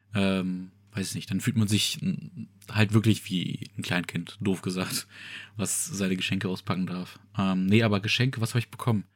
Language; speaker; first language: German; native; German